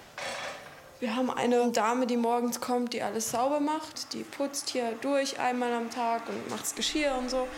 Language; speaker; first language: German; native; German